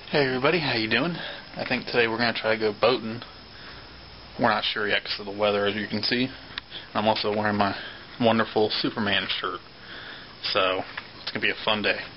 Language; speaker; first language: English; native; English